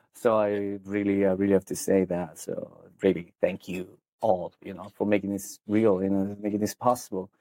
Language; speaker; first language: English; non-native, fluent; Italian